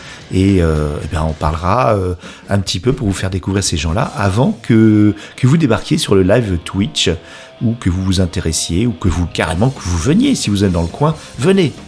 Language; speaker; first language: French; native; French